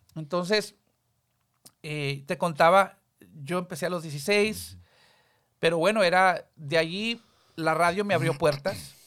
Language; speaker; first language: Spanish; early bilingual, heritage; Spanish